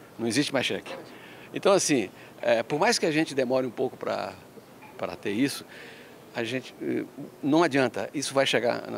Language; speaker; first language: Portuguese; early bilingual, other home language; Spanish